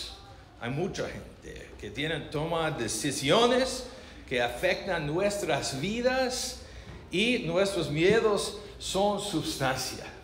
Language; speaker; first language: Spanish; non-native, learner; English